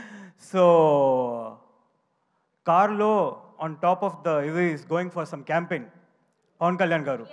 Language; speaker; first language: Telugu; non-native, learner; Tamil